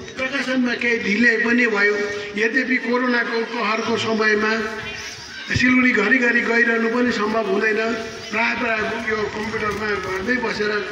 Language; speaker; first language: Nepali; native; Nepali